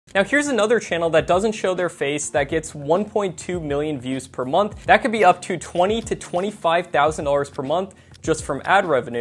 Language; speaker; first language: English; native; English